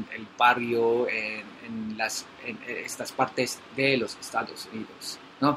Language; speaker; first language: Spanish; non-native, learner; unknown